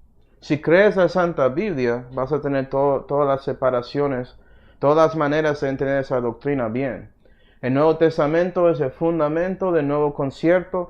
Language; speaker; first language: Spanish; early bilingual, heritage; Spanish